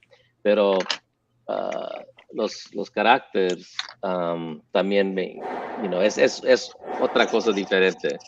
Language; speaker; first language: Spanish; early bilingual, heritage; English